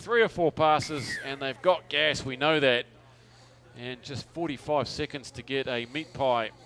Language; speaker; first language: English; native; English